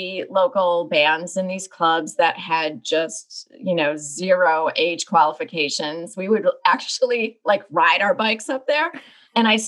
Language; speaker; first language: English; native; English